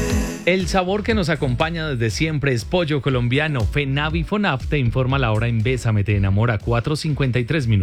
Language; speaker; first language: Spanish; native; Spanish